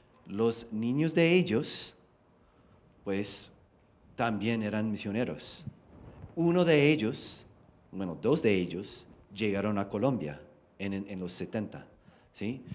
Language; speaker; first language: Spanish; non-native, fluent; English